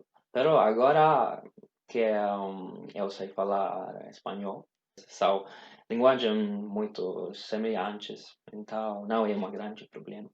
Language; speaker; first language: Portuguese; non-native, learner; Swedish